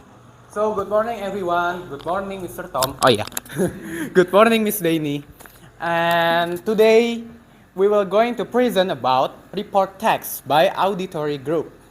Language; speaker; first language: English; non-native, learner; Indonesian